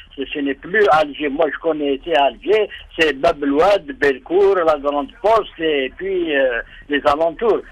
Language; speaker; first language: French; non-native, local second language; Arabic